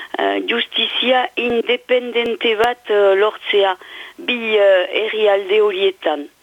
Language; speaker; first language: Basque; native; Basque